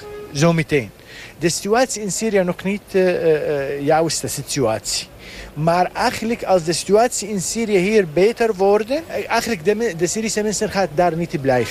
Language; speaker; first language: Dutch; non-native, learner; Arabic